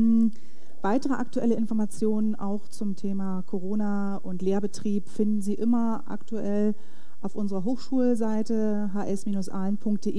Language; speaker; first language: German; native; German